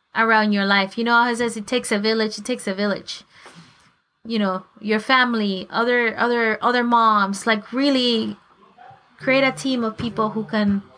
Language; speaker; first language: English; non-native, fluent; Spanish